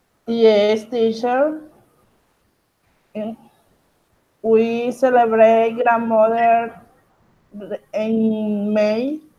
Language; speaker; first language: English; non-native, learner; Spanish